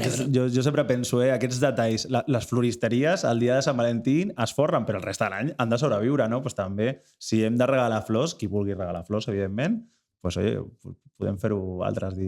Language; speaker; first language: Catalan; native; Catalan